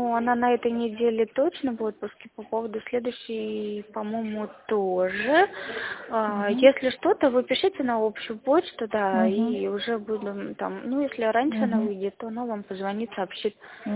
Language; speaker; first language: Russian; native; Russian